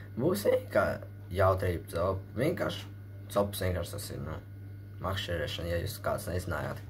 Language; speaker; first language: Latvian; non-native, local second language; Russian